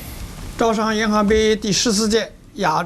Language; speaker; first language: Chinese; native; Chinese